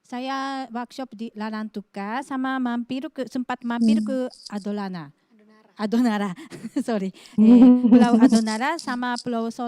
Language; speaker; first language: Indonesian; non-native, fluent; Japanese